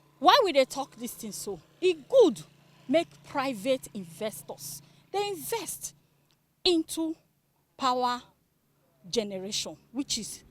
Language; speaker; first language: Nigerian Pidgin; native; Nigerian Pidgin